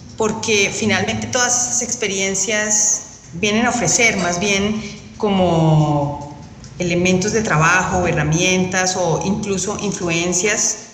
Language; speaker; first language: Spanish; native; Spanish